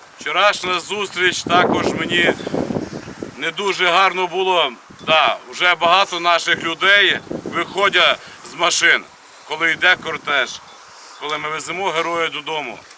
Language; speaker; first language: Ukrainian; native; Ukrainian